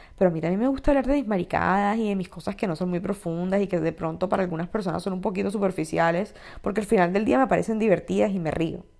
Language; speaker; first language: Spanish; native; Spanish